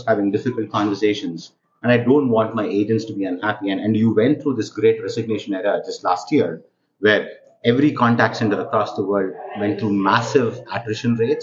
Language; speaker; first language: English; non-native, local second language; Kannada